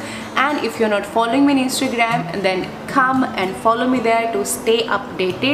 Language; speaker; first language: English; non-native, local second language; Hindi